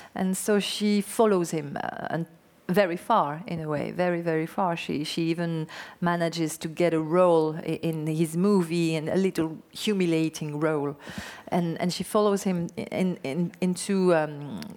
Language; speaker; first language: English; non-native, fluent; French